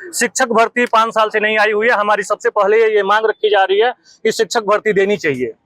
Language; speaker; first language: Hindi; native; Hindi